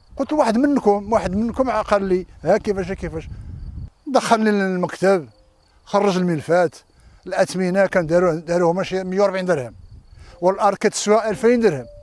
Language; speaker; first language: Arabic; non-native, local second language; Riffian